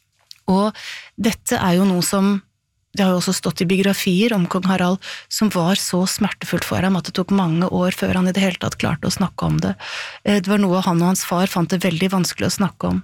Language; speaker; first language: Norwegian; native; Norwegian